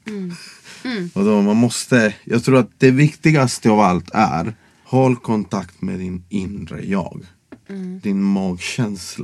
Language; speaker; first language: Swedish; non-native, fluent; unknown